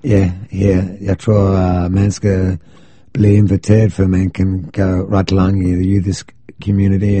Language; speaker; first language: Danish; non-native, fluent; English